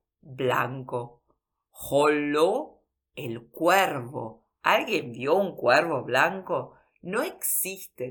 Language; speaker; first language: Spanish; early bilingual, heritage; Spanish